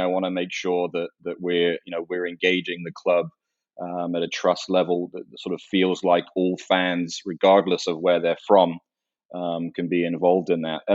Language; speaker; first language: English; native; English